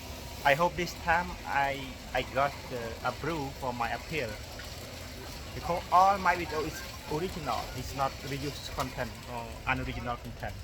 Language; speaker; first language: English; non-native, learner; Khmer